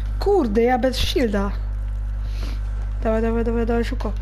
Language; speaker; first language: Polish; early bilingual, heritage; German